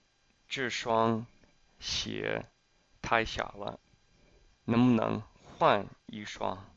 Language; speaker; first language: Chinese; non-native, fluent; English